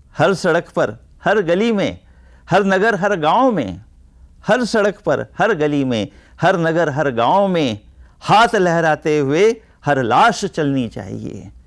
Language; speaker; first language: Hindi; native; Hindi